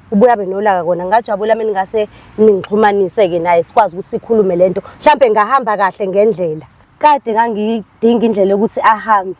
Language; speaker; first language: Zulu; native; Zulu